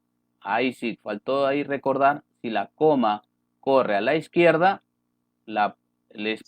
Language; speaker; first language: Spanish; native; Spanish